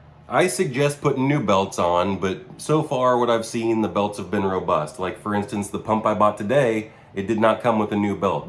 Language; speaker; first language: English; native; English